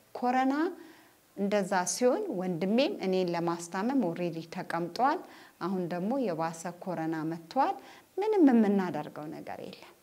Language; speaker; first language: Amharic; native; Amharic